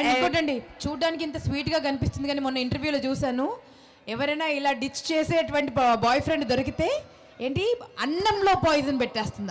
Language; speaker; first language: Telugu; native; Telugu